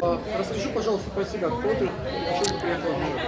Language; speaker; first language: Russian; native; Russian